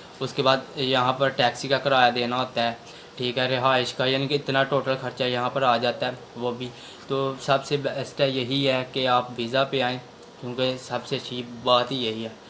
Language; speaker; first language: Urdu; non-native, local second language; Punjabi